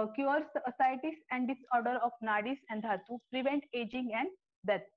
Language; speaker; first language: English; non-native, local second language; Marathi